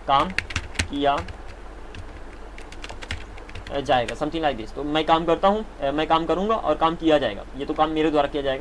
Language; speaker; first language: Hindi; native; Hindi